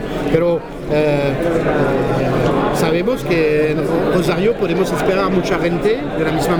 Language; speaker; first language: Spanish; non-native, fluent; French